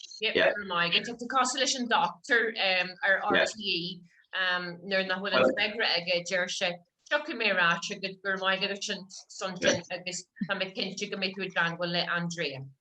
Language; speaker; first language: Irish; native; Irish